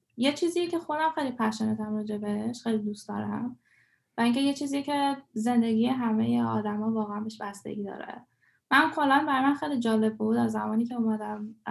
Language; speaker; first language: Persian; early bilingual, heritage; Persian